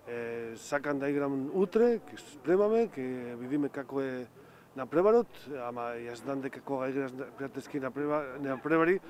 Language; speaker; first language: Macedonian; non-native, learner; Spanish